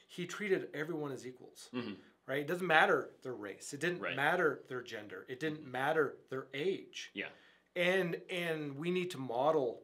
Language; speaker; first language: English; native; English